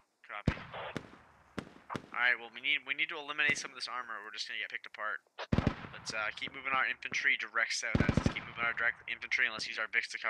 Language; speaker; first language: English; native; English